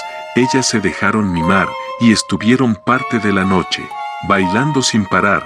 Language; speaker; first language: Spanish; native; Spanish